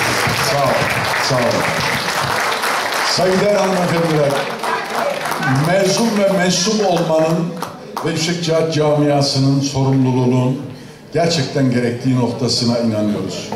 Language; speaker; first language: Turkish; native; Turkish